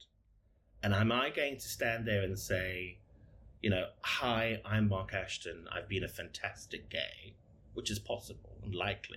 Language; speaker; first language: English; native; English